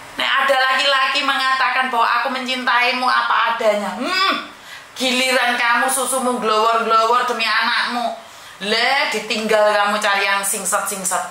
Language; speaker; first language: Indonesian; non-native, local second language; Javanese